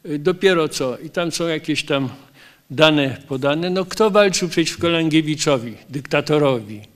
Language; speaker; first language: Polish; native; Polish